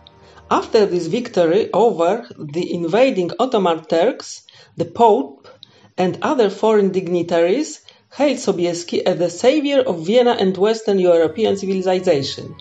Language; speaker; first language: English; non-native, fluent; Polish